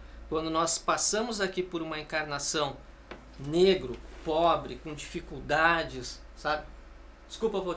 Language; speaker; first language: Portuguese; native; Portuguese